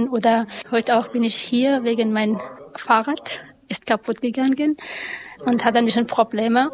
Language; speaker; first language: German; non-native, learner; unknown